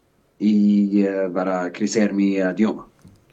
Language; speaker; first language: Spanish; non-native, learner; Arabic